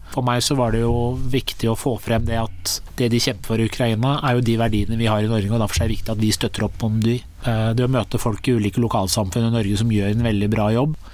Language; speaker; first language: Norwegian; early bilingual, other home language; Persian